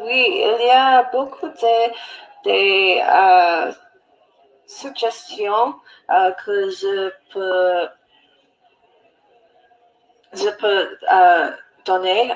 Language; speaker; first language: French; non-native, learner; English